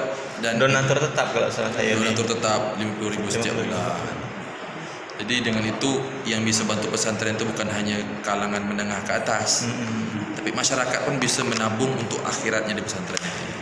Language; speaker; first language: Indonesian; native; Indonesian